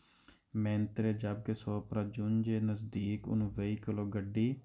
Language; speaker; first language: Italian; non-native, fluent; Punjabi